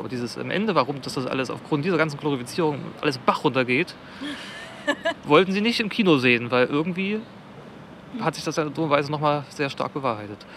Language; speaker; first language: German; native; German